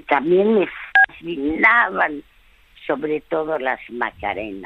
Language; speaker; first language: Spanish; early bilingual, other home language; French